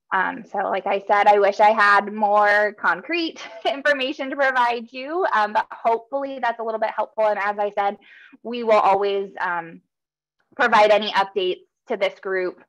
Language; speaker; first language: English; native; English